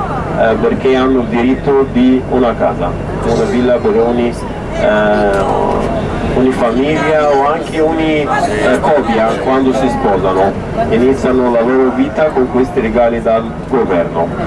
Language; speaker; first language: Italian; non-native, fluent; Arabic